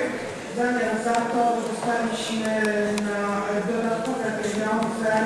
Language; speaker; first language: Polish; native; Polish